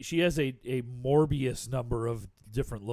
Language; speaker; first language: English; native; English